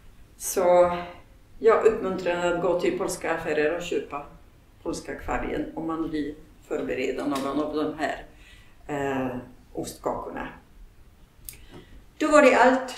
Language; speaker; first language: Swedish; non-native, fluent; Polish